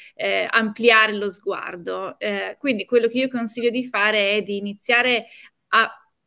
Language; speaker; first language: Italian; native; Italian